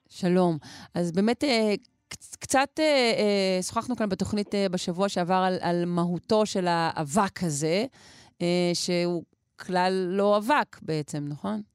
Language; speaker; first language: Hebrew; native; Hebrew